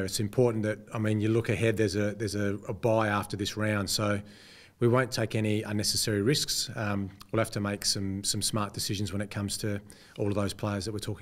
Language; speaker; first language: English; native; English